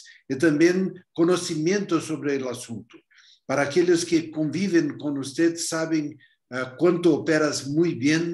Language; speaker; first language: Spanish; non-native, fluent; Portuguese